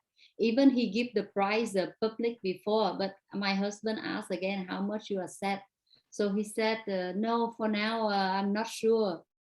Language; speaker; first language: English; non-native, fluent; Vietnamese